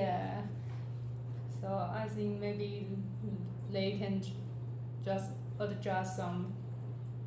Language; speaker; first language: English; non-native, learner; Chinese